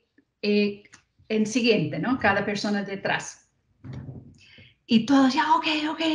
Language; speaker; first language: Spanish; non-native, fluent; English